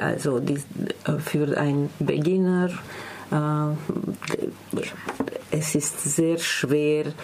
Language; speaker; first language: German; non-native, learner; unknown